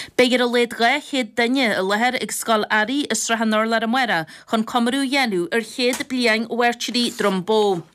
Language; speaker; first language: Irish; native; Irish